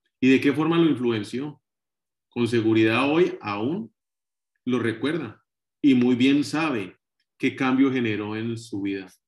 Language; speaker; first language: Spanish; native; Spanish